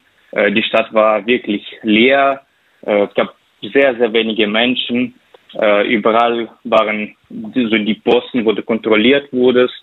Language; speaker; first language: German; non-native, fluent; Ukrainian